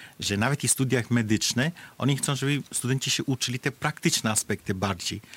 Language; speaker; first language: Polish; non-native, fluent; Bangla